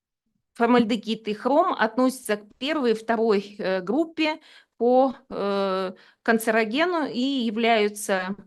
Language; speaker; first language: Russian; native; Russian